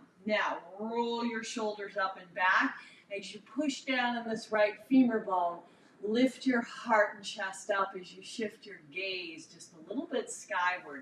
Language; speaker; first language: English; native; English